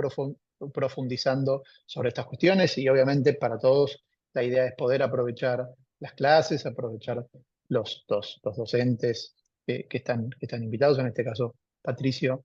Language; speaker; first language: Spanish; native; Spanish